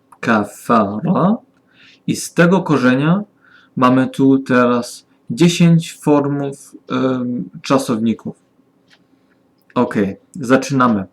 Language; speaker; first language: Polish; non-native, learner; German